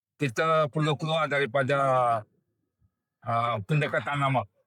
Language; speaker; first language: Malay; native; Malay